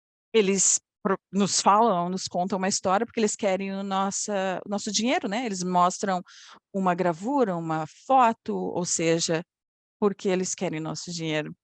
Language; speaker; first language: Portuguese; non-native, fluent; Polish